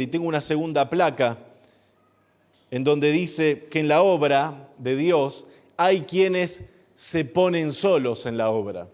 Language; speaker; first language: Spanish; native; Spanish